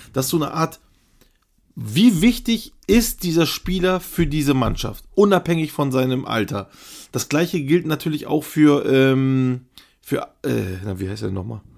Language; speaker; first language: German; early bilingual, other home language; Turkish